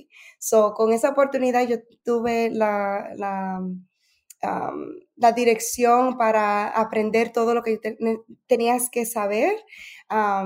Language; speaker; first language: Spanish; early bilingual, heritage; Spanish